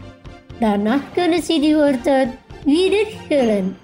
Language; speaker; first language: German; non-native, fluent; Indonesian